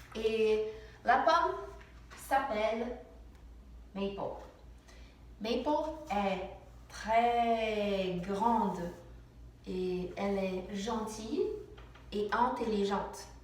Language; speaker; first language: French; non-native, fluent; English